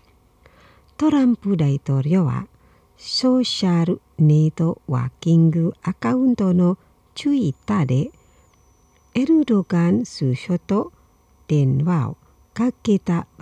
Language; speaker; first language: Japanese; non-native, fluent; Indonesian